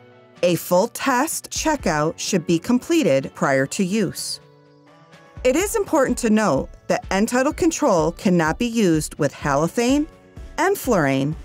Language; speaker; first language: English; native; English